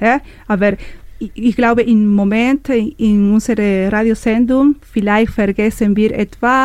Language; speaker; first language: German; non-native, learner; Spanish